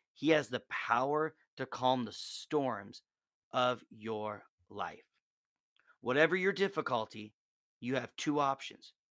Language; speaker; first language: English; native; English